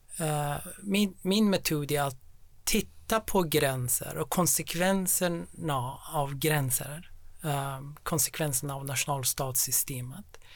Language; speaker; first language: Swedish; non-native, fluent; Persian